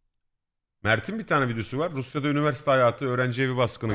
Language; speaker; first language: Turkish; native; Turkish